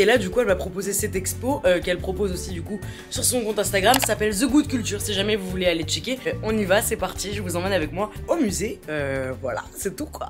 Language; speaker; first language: French; native; French